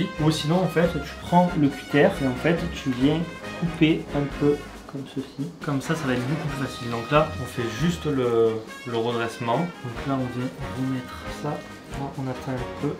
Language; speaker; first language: French; native; French